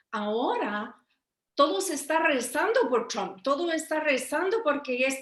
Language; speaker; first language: Spanish; early bilingual, heritage; Spanish